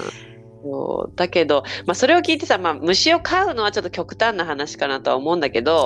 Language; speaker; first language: Japanese; native; Japanese